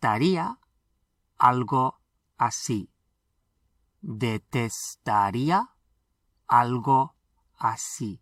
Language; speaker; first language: Spanish; non-native, fluent; English